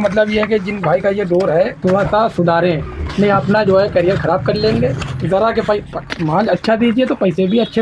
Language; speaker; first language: Hindi; native; Hindi